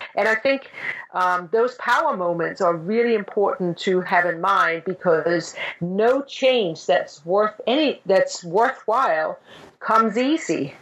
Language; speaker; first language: English; non-native, fluent; Danish